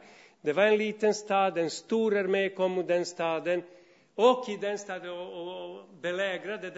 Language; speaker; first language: Swedish; non-native, fluent; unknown